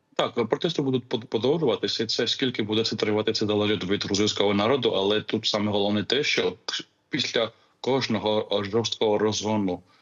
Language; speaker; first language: Ukrainian; non-native, fluent; Georgian